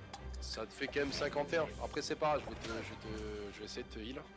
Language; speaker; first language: French; native; French